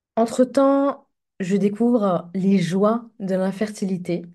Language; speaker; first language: French; non-native, local second language; Arabic